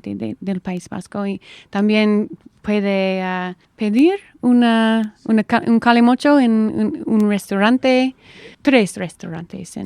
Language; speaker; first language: Spanish; non-native, learner; English